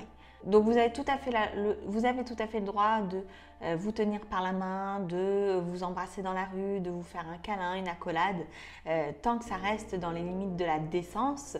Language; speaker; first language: French; native; French